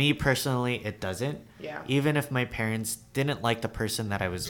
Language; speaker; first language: English; native; English